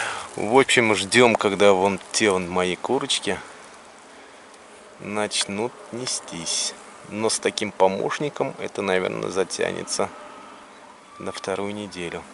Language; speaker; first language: Russian; native; Russian